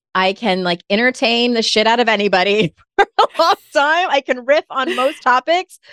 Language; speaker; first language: English; native; English